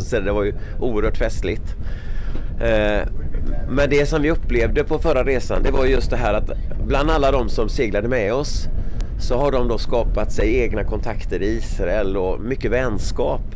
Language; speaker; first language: Swedish; native; Swedish